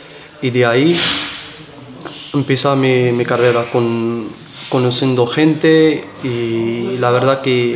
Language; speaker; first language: Spanish; non-native, learner; Arabic